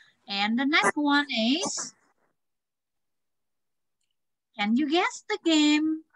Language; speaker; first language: English; non-native, fluent; Vietnamese